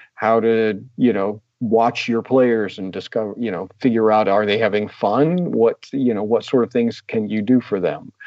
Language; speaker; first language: English; native; English